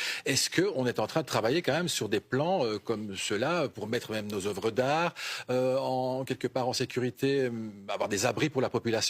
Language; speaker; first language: French; native; French